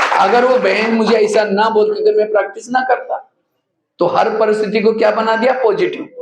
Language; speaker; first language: Hindi; non-native, local second language; Marathi